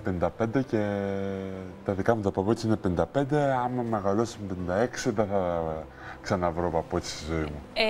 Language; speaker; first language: Greek; early bilingual, heritage; Greek